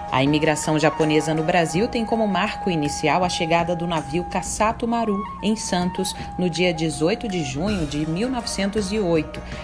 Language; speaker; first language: Portuguese; native; Portuguese